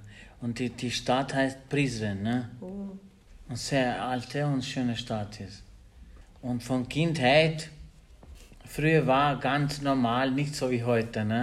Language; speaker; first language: German; non-native, learner; Albanian